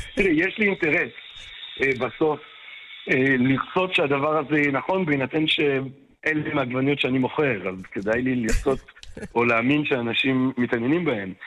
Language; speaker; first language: Hebrew; non-native, fluent; French